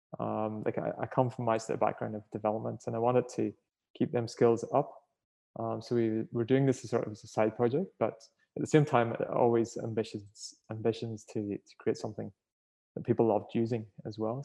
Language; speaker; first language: English; native; English